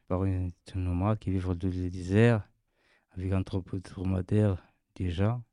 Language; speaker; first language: French; non-native, learner; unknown